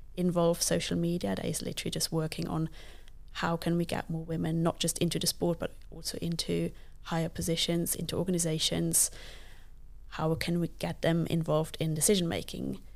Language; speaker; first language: English; non-native, fluent; Luxembourgish